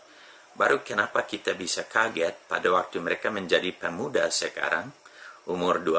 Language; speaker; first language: Indonesian; non-native, fluent; English